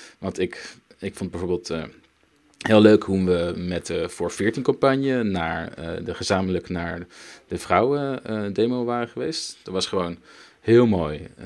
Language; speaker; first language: Dutch; early bilingual, other home language; Turkish